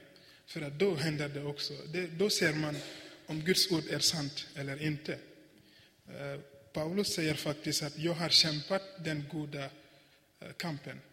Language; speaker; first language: Swedish; non-native, fluent; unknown